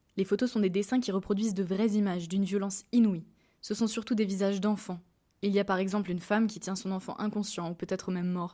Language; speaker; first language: French; native; French